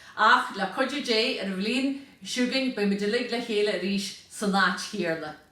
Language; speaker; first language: Irish; native; Irish